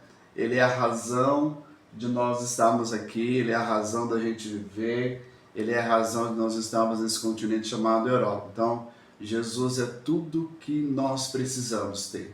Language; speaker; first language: Portuguese; native; Portuguese